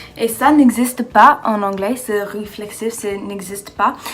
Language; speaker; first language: French; non-native, learner; English